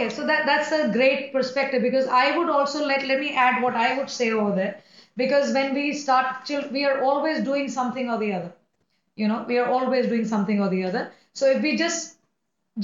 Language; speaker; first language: English; non-native, local second language; Hindi